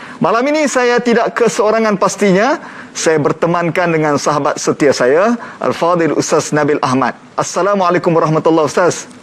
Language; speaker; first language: Malay; native; Malay